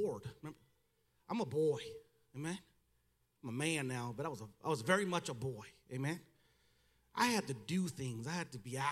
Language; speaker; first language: English; early bilingual, other home language; Spanish